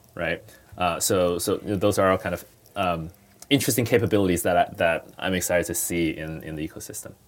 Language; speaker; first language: English; non-native, fluent; Chinese